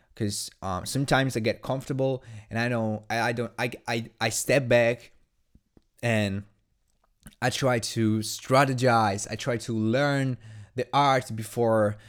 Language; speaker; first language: English; non-native, fluent; Italian